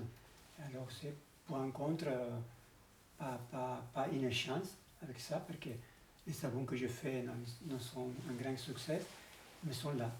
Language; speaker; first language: French; non-native, learner; Spanish